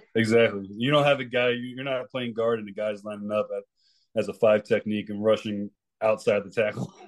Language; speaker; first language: English; early bilingual, other home language; Spanish